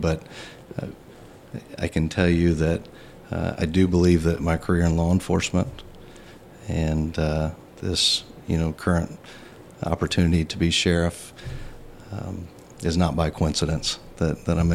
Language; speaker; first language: English; native; English